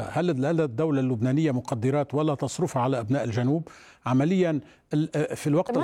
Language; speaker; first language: Arabic; native; Arabic